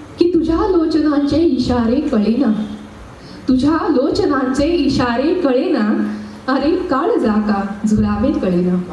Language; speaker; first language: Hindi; non-native, local second language; Marathi